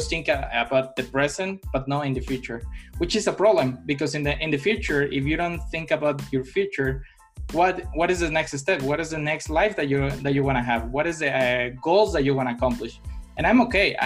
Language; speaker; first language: English; non-native, fluent; Spanish